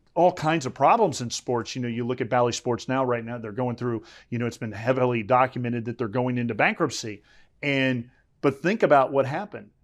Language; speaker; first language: English; native; English